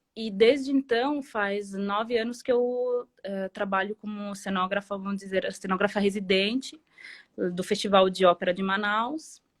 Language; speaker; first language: Portuguese; non-native, fluent; Italian